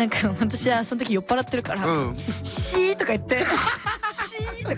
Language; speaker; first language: Japanese; native; Japanese